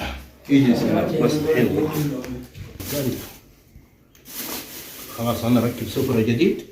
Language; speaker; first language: Arabic; non-native, learner; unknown